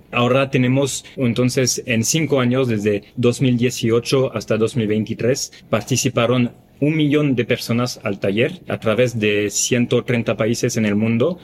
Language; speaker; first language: Spanish; non-native, fluent; French